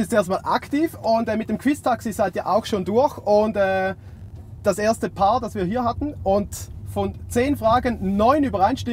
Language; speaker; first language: German; native; German